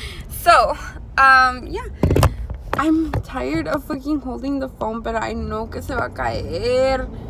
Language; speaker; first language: English; early bilingual, other home language; Spanish